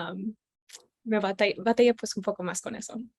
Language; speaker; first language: Spanish; early bilingual, heritage; Spanish